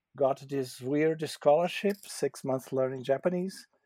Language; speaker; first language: English; non-native, fluent; Portuguese